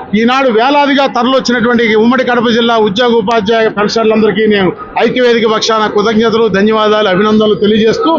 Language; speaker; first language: Telugu; native; Telugu